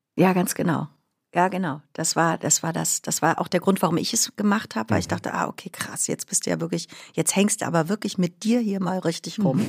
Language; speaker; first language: German; native; German